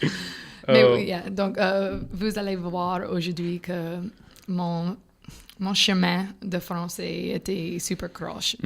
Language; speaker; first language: French; non-native, fluent; English